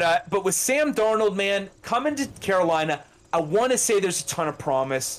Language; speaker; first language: English; native; English